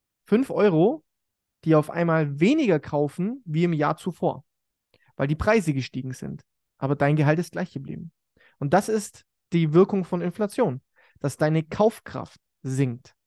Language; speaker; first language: German; native; German